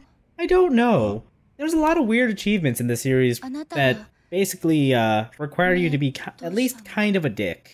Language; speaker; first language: English; native; English